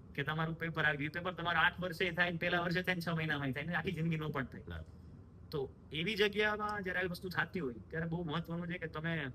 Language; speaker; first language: Gujarati; native; Gujarati